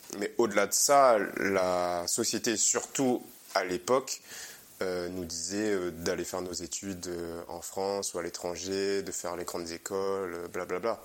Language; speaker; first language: French; native; French